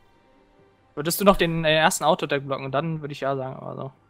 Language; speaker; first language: German; native; German